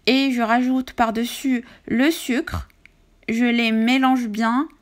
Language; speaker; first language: French; non-native, local second language; Arabic